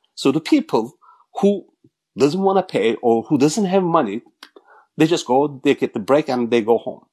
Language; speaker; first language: English; non-native, fluent; Turkish